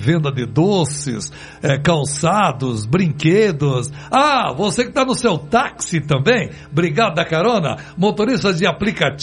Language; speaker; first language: Portuguese; native; Portuguese